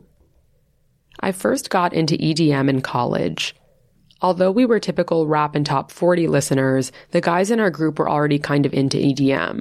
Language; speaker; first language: English; native; English